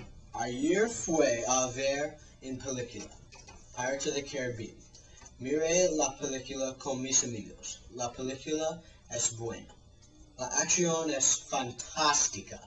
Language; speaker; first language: Spanish; non-native, learner; English